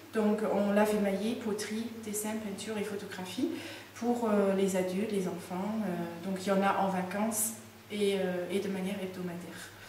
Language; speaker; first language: French; non-native, fluent; German